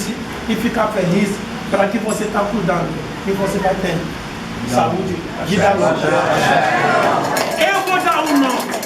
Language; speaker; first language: Portuguese; non-native, fluent; Yoruba